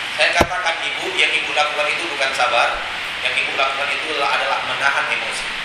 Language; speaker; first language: Indonesian; non-native, local second language; Minangkabau